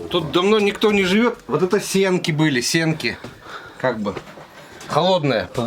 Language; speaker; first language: Russian; native; Russian